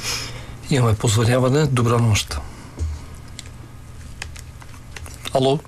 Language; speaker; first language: Bulgarian; native; Bulgarian